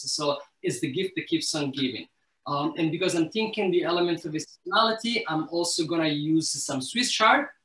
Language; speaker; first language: English; early bilingual, other home language; Somali